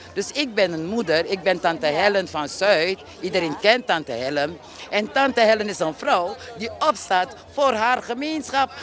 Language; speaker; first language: Dutch; native; Dutch